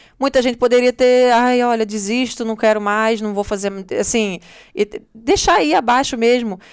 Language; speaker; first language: Portuguese; native; Portuguese